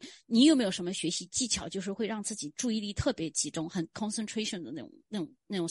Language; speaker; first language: Chinese; native; Chinese